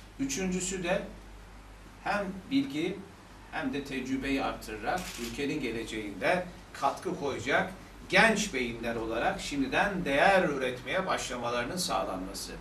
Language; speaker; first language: Turkish; native; Turkish